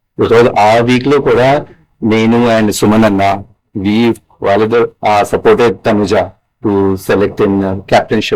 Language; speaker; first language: Telugu; non-native, learner; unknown